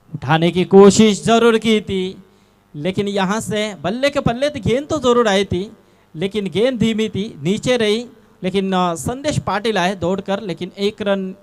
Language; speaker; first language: Hindi; non-native, local second language; Marathi